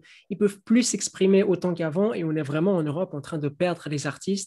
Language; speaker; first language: French; native; French